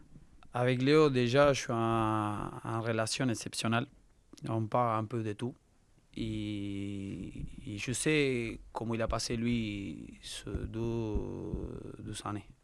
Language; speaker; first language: French; non-native, learner; Spanish